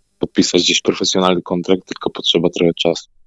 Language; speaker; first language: Polish; early bilingual, heritage; Polish